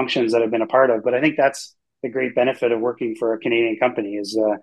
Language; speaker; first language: English; native; English